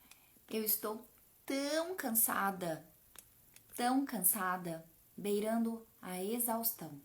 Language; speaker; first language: Portuguese; native; Portuguese